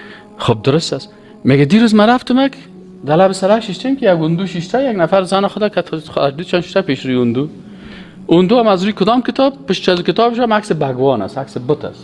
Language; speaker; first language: Persian; native; Persian